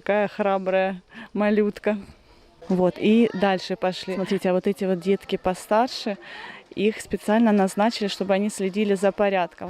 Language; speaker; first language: Russian; native; Russian